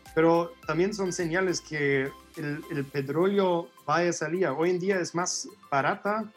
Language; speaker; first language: Spanish; non-native, fluent; German